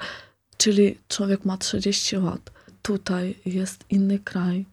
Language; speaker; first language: Polish; non-native, fluent; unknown